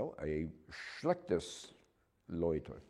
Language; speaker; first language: German; non-native, learner; English